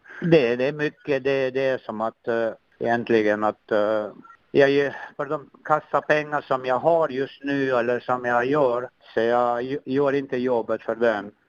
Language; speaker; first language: Swedish; non-native, learner; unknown